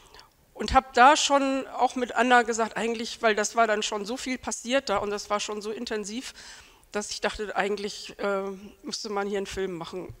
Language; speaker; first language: German; native; German